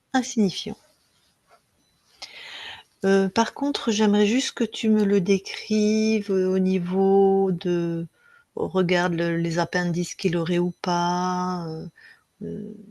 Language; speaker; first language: French; native; French